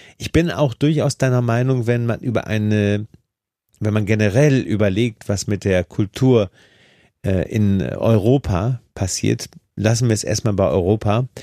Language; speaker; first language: German; native; German